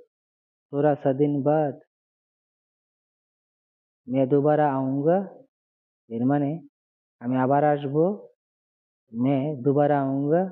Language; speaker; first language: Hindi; non-native, fluent; Bangla